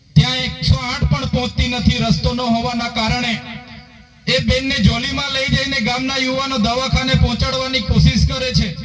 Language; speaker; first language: Gujarati; non-native, local second language; Vasavi